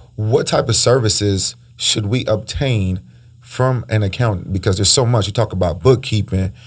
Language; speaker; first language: English; early bilingual, other home language; Spanish